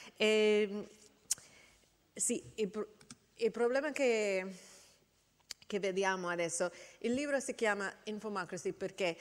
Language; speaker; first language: Italian; non-native, learner; English